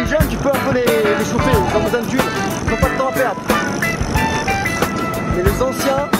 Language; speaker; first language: French; native; French